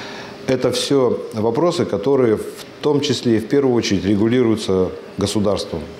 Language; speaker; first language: Russian; native; Russian